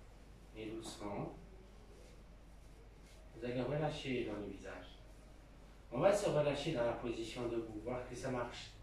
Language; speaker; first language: French; native; French